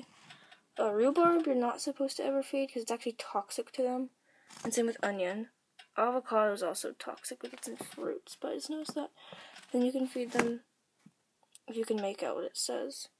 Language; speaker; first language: English; native; English